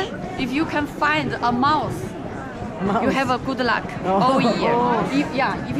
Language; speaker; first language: English; non-native, learner; French